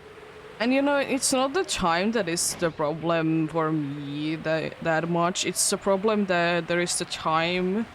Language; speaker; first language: English; non-native, fluent; Finnish